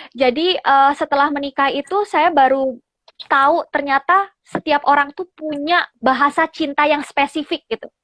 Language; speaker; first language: Indonesian; native; Indonesian